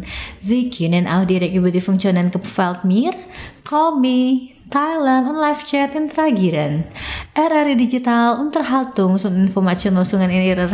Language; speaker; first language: German; non-native, fluent; Indonesian